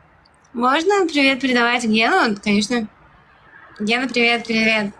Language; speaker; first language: Russian; non-native, learner; Turkmen